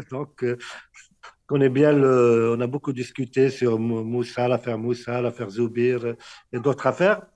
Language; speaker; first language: French; non-native, local second language; Arabic